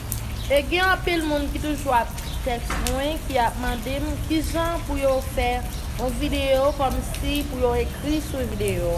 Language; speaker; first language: French; non-native, learner; Haitian Creole